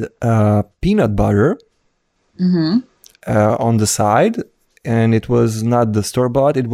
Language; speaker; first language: English; non-native, fluent; Croatian